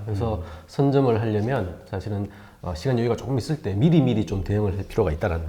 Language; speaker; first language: Korean; native; Korean